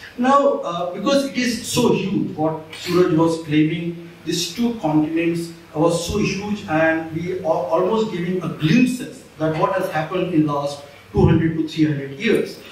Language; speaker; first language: English; non-native, local second language; Marathi